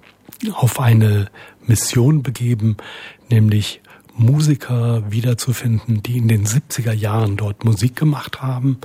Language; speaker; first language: German; native; German